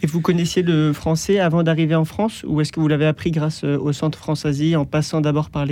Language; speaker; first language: French; native; French